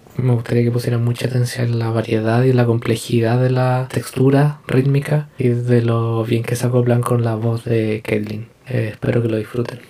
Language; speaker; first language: Spanish; native; Spanish